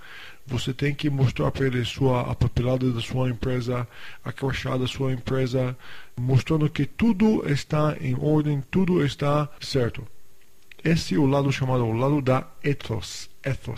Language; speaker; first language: Portuguese; non-native, fluent; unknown